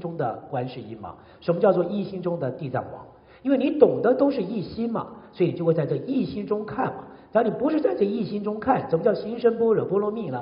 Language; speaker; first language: Chinese; native; Chinese